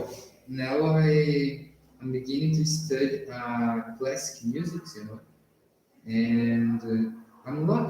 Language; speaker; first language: English; non-native, learner; Portuguese